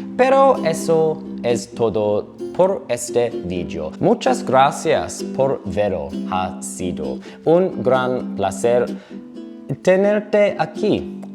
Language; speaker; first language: Spanish; non-native, learner; English